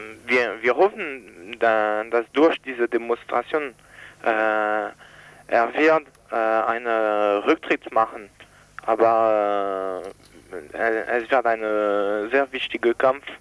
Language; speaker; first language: German; non-native, learner; French